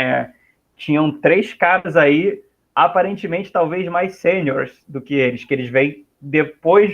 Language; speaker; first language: Portuguese; native; Portuguese